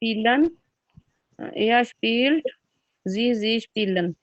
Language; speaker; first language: German; non-native, learner; Urdu